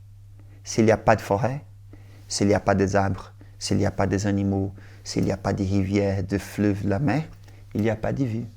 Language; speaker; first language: French; non-native, learner; Portuguese